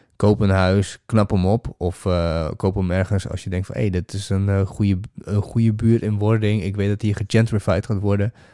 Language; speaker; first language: Dutch; native; Dutch